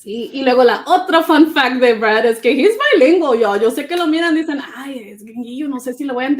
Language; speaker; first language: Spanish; early bilingual, other home language; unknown